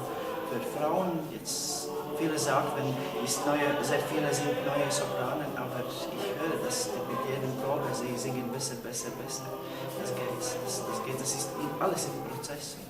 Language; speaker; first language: German; non-native, fluent; Latvian